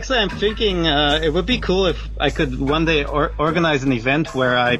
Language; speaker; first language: English; non-native, fluent; Dutch